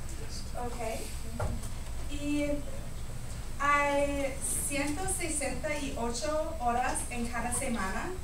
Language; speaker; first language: Spanish; non-native, learner; English